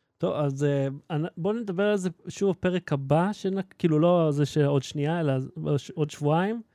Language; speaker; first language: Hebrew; native; Hebrew